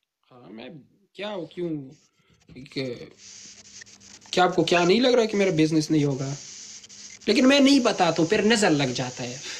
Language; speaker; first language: Urdu; non-native, local second language; Pashto